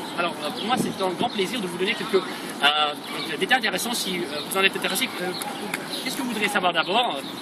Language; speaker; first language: French; non-native, fluent; Russian